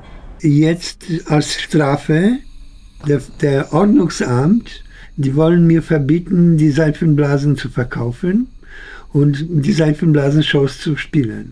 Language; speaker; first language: German; non-native, fluent; Polish